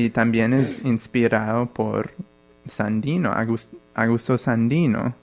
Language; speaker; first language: Spanish; non-native, fluent; English